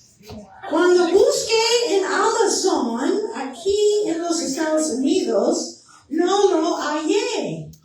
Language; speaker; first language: Spanish; non-native, fluent; English